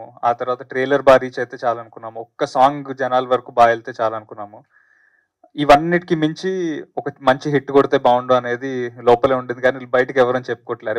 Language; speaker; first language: Telugu; native; Telugu